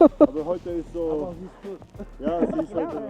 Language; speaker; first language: German; non-native, learner; Tamil